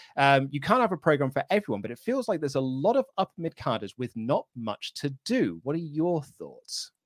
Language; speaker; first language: English; native; English